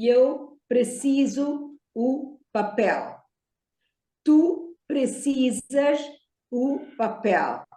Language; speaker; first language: Portuguese; non-native, fluent; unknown